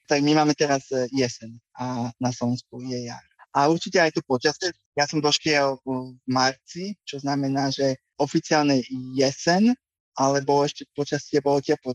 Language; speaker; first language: Slovak; native; Slovak